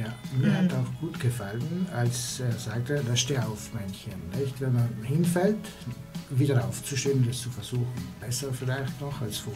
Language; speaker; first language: German; non-native, local second language; Italian